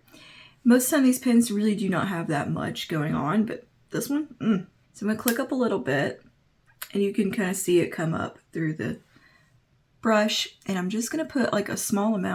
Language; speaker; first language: English; native; English